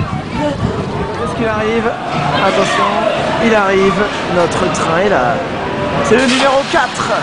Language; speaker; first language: French; native; French